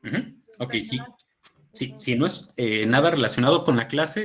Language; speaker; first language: Spanish; native; Spanish